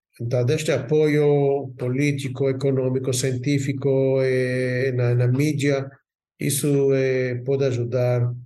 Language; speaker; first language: Portuguese; non-native, fluent; Hebrew